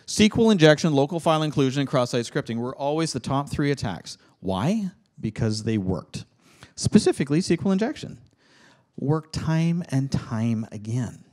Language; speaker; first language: English; native; English